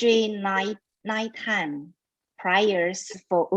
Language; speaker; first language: English; non-native, learner; Chinese